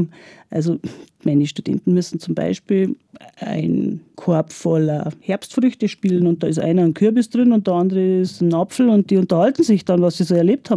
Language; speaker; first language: German; native; German